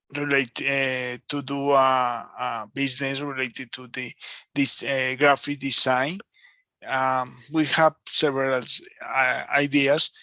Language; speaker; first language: English; non-native, learner; Spanish